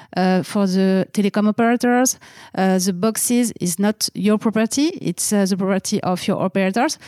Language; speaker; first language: English; non-native, fluent; French